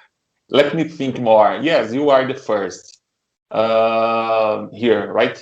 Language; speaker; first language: English; non-native, learner; Portuguese